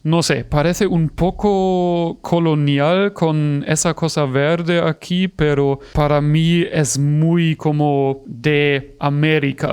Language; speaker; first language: Spanish; non-native, fluent; German